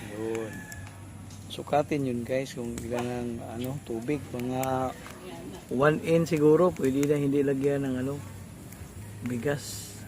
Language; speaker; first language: Filipino; non-native, local second language; Cebuano